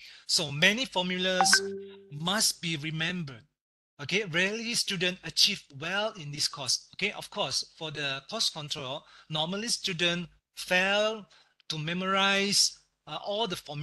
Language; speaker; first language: English; non-native, local second language; Malay